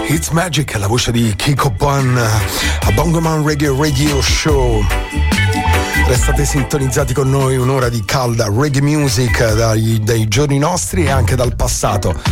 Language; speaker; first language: Italian; native; Italian